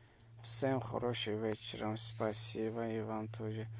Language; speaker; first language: Russian; non-native, learner; Tajik